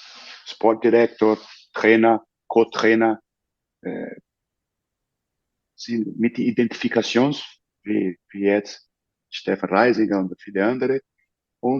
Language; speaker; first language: German; non-native, fluent; Portuguese